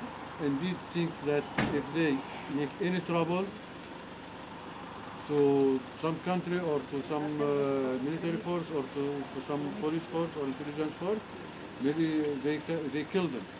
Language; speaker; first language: English; non-native, learner; Arabic